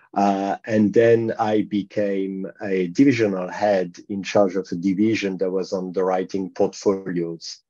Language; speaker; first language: English; non-native, fluent; French